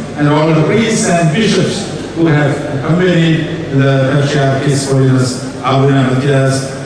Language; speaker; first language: English; non-native, local second language; Malayalam